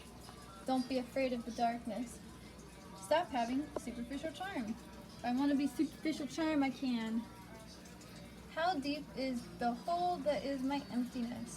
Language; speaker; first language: English; native; English